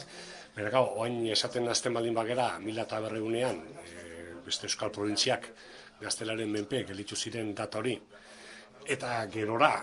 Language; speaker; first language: Basque; native; Basque